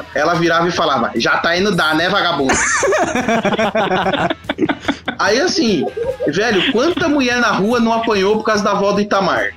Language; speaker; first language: Portuguese; native; Portuguese